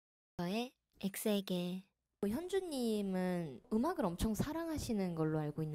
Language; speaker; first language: Korean; native; Korean